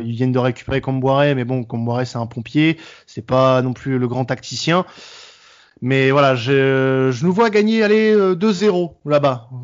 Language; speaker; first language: French; native; French